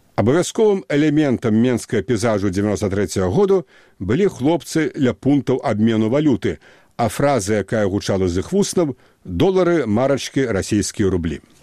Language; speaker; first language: Belarusian; native; Belarusian